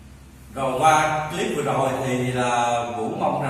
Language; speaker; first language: Vietnamese; native; Vietnamese